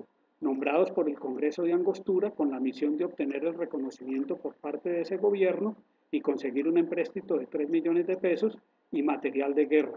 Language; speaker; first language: Spanish; native; Spanish